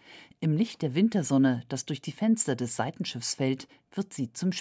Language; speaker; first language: German; native; German